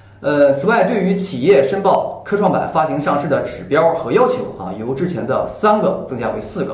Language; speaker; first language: Chinese; native; Chinese